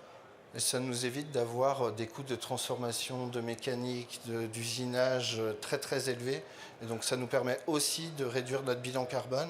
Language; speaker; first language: French; native; French